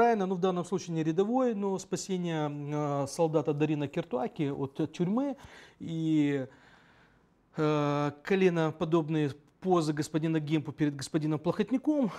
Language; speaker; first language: Russian; native; Russian